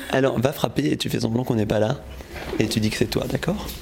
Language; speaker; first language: French; native; French